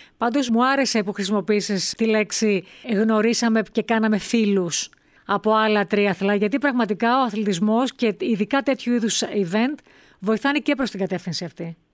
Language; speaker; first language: Greek; native; Greek